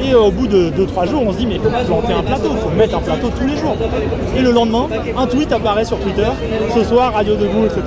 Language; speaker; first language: French; native; French